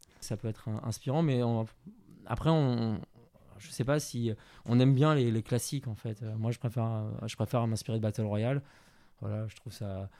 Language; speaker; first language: French; early bilingual, other home language; Chinese